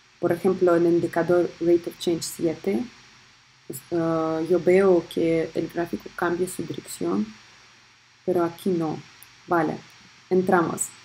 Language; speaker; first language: Spanish; early bilingual, heritage; Spanish